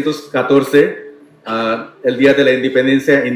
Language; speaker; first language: Spanish; non-native, learner; Tamil